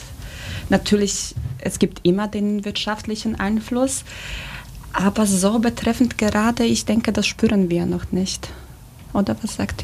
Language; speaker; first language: German; early bilingual, other home language; Polish